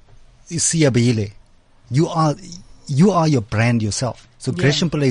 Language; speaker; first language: English; native; English